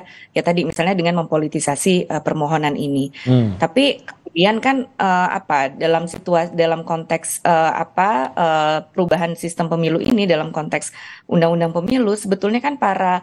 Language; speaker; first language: Indonesian; native; Indonesian